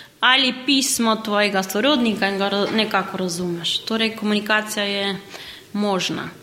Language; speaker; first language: Slovenian; early bilingual, heritage; Slovenian